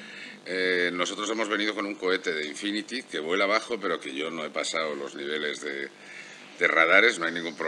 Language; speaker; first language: Spanish; native; Spanish